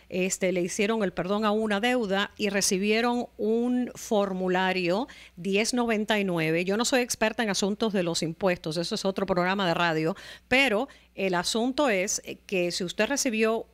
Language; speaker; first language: Spanish; native; Spanish